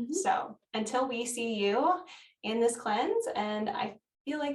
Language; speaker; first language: English; native; English